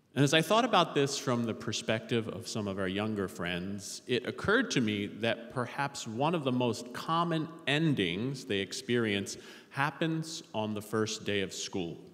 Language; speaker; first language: English; native; English